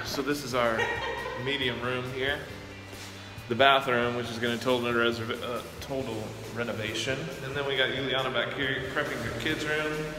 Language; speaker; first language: English; native; English